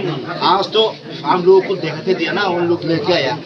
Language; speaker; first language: Hindi; non-native, local second language; Bangla